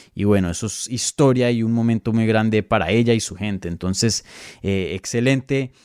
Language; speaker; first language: Spanish; native; Spanish